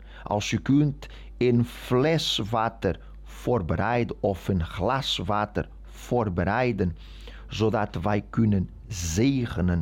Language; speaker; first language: Dutch; non-native, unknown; Portuguese